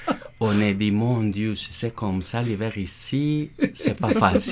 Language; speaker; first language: French; non-native, learner; Spanish